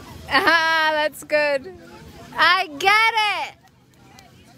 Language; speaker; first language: English; early bilingual, other home language; Spanish